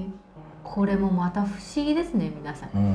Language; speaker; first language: Japanese; non-native, fluent; Burmese